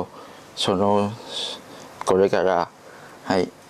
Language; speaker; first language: Japanese; non-native, learner; Vietnamese